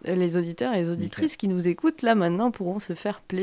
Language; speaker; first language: French; native; French